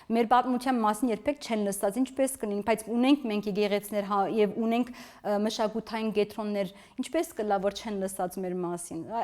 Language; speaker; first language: Armenian; early bilingual, heritage; Armenian